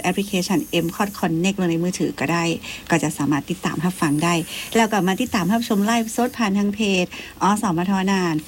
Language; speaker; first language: Thai; non-native, local second language; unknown